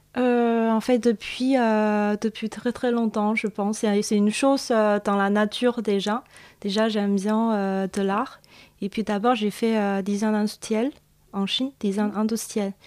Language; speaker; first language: French; non-native, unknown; Chinese